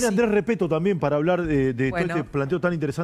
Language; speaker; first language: Spanish; native; Spanish